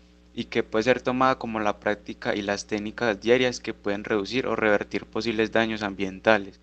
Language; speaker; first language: Spanish; native; Spanish